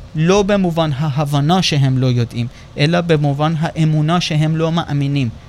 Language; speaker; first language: Hebrew; non-native, fluent; Persian